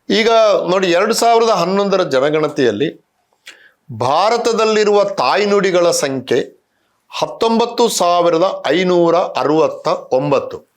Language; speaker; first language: Kannada; non-native, local second language; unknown